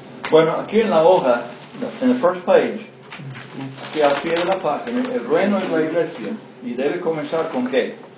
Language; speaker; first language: Spanish; non-native, fluent; English